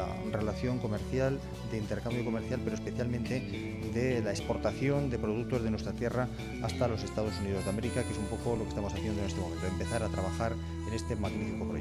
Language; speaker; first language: Spanish; native; Spanish